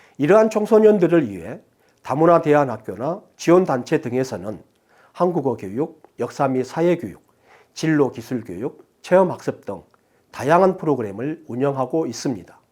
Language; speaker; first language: Korean; native; Korean